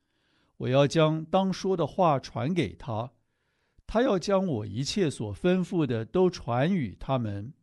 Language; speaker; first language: Chinese; native; Chinese